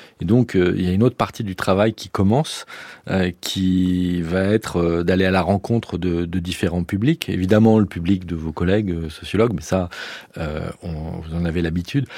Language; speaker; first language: French; native; French